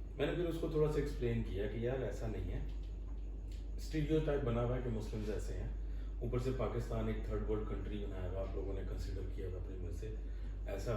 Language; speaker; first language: Urdu; non-native, local second language; Punjabi